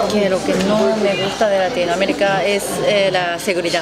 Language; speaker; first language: Spanish; non-native, fluent; Japanese